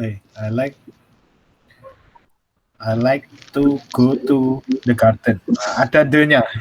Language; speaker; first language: English; non-native, fluent; Indonesian